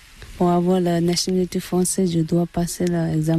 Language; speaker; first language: French; non-native, learner; Tibetan